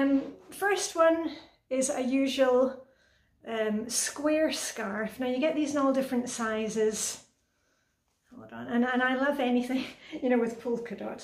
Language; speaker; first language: English; native; English